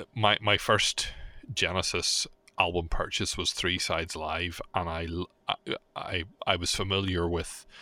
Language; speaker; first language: English; native; English